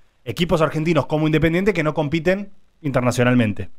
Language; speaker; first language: Spanish; native; Spanish